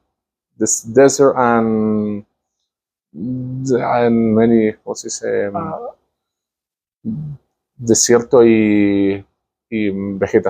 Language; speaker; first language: English; non-native, learner; Spanish